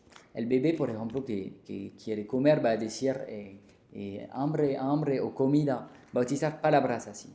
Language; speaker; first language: Spanish; non-native, fluent; French